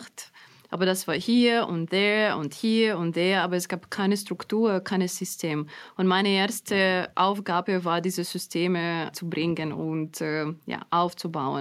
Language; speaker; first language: German; non-native, fluent; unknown